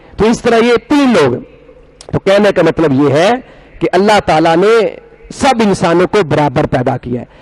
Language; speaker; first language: Urdu; non-native, local second language; Punjabi